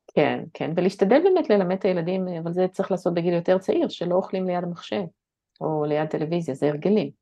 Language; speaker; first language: Hebrew; native; Hebrew